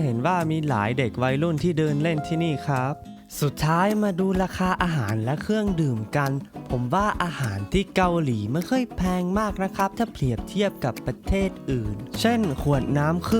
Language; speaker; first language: Thai; non-native, fluent; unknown